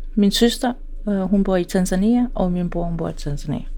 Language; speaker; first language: Danish; non-native, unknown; Swahili